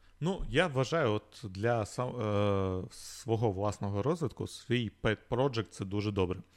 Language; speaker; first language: Ukrainian; native; Ukrainian